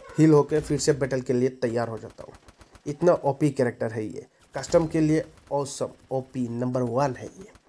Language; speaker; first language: Hindi; native; Hindi